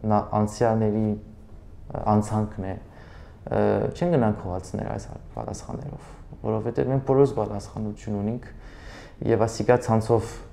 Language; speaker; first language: Armenian; early bilingual, heritage; Armenian